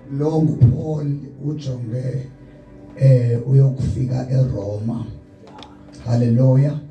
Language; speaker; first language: Zulu; non-native, local second language; Xhosa